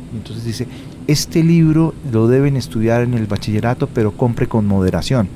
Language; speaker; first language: Spanish; native; Spanish